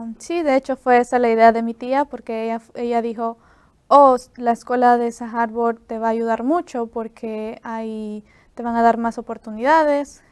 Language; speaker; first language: Spanish; native; Spanish